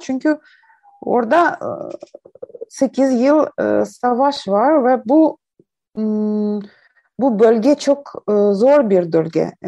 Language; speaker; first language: Turkish; non-native, learner; Ukrainian